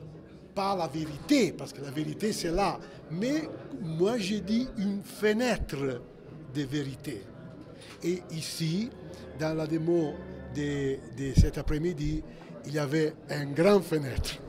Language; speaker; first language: French; non-native, fluent; Italian